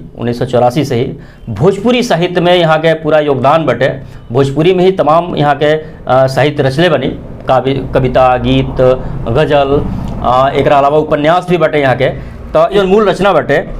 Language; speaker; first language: Bhojpuri; native; Bhojpuri